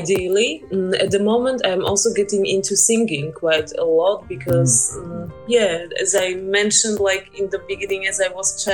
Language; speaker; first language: English; non-native, fluent; Slovak